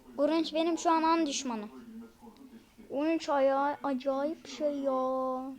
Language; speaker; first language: Turkish; native; Turkish